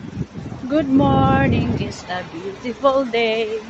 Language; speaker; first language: English; non-native, local second language; Filipino